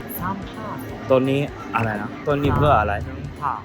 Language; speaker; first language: Thai; non-native, learner; Japanese